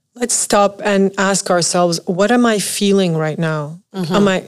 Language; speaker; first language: English; non-native, fluent; Arabic